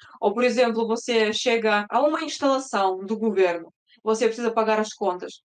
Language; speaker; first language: Portuguese; early bilingual, other home language; Russian